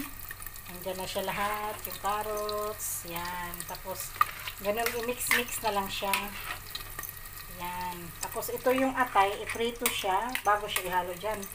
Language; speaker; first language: Filipino; non-native, local second language; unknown